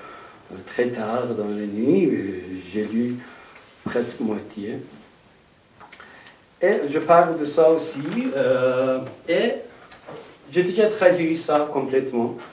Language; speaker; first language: French; non-native, learner; Persian